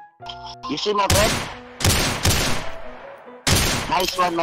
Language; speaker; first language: English; non-native, local second language; Cebuano